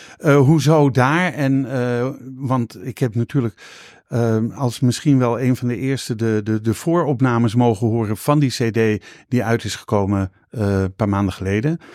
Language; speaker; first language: Dutch; native; Dutch